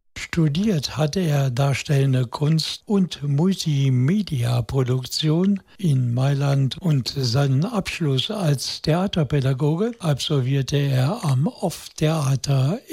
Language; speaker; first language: German; native; German